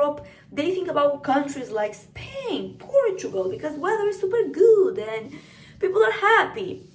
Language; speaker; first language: English; non-native, fluent; Spanish